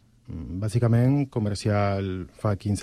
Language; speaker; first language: Catalan; non-native, learner; Spanish